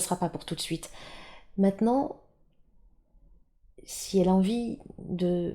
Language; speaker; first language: French; native; French